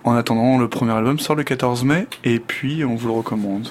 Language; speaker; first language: French; native; French